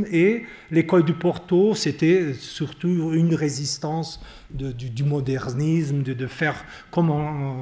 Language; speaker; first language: French; non-native, fluent; Portuguese